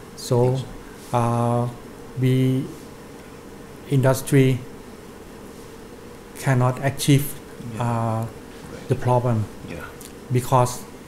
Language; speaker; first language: English; non-native, learner; Thai